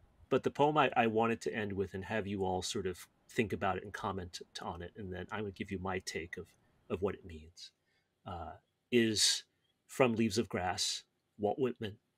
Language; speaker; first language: English; native; English